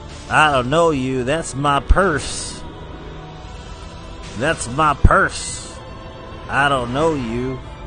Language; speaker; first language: English; native; English